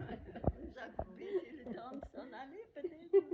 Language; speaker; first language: French; non-native, fluent; Portuguese